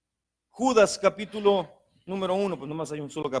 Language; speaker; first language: Spanish; native; Spanish